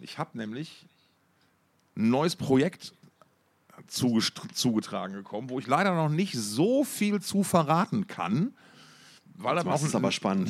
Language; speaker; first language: German; native; German